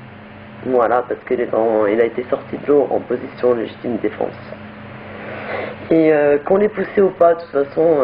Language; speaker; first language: French; native; French